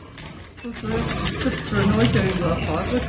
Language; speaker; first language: Chinese; native; Chinese